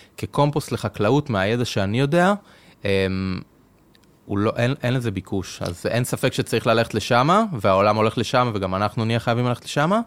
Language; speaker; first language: Hebrew; native; Hebrew